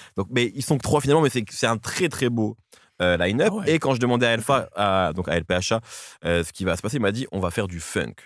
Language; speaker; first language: French; native; French